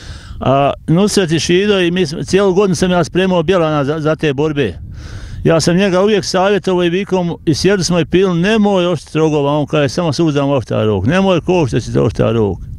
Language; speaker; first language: Serbian; native; Serbian